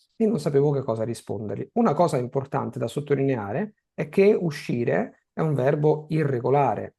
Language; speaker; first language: Italian; native; Italian